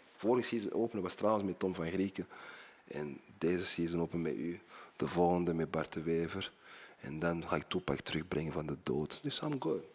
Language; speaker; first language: Dutch; early bilingual, other home language; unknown